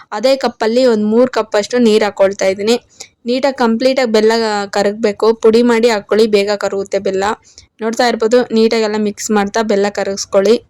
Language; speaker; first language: Kannada; non-native, local second language; Telugu